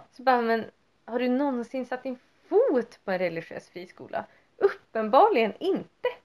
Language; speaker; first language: Swedish; native; Swedish